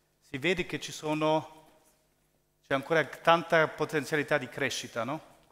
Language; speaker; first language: Italian; early bilingual, heritage; German